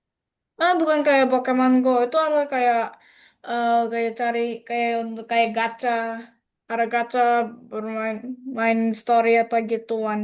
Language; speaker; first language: Indonesian; non-native, learner; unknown